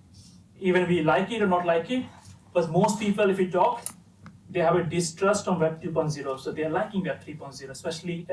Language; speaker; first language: English; non-native, fluent; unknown